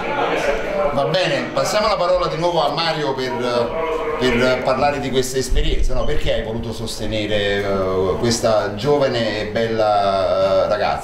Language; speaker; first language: Italian; native; Italian